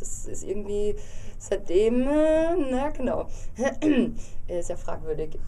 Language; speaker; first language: German; native; German